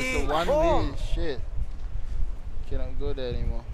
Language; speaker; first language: English; non-native, local second language; Malay